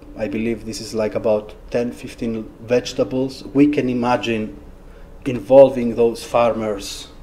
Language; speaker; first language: English; non-native, fluent; Greek